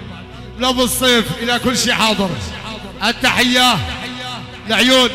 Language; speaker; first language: Arabic; native; Arabic